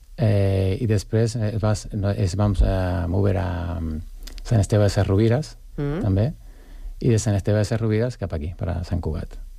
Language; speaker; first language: Catalan; non-native, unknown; Spanish